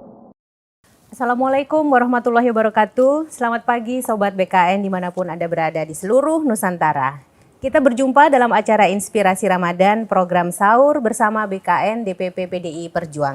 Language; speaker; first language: Indonesian; native; Indonesian